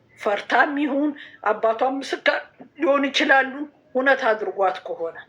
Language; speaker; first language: Amharic; native; Amharic